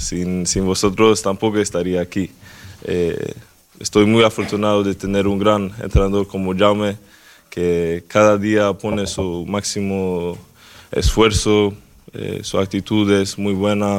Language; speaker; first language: Spanish; non-native, fluent; Swedish